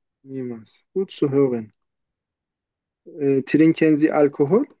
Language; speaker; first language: German; non-native, learner; Turkish